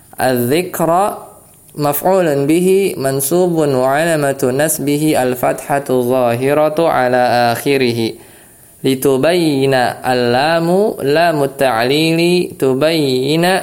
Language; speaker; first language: Arabic; non-native, fluent; Indonesian